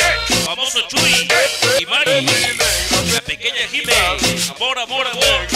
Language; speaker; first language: Spanish; native; Spanish